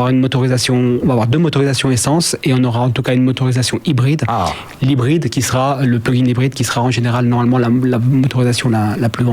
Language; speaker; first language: French; native; French